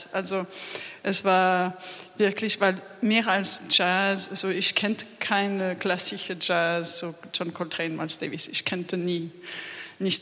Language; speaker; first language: German; non-native, fluent; French